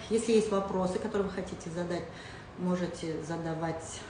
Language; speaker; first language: Russian; non-native, local second language; Kazakh